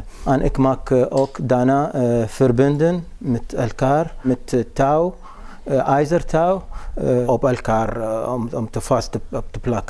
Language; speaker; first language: Dutch; non-native, learner; Arabic